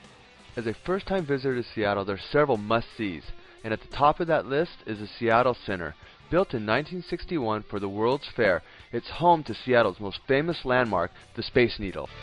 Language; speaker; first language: English; native; English